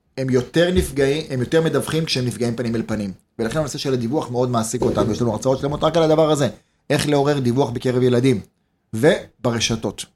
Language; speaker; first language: Hebrew; native; Hebrew